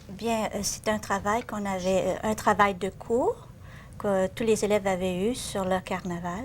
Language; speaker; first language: French; native; French